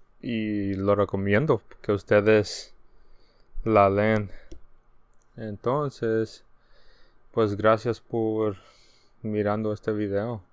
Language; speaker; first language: Spanish; early bilingual, heritage; Spanish